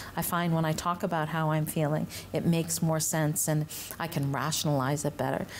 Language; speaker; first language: English; native; English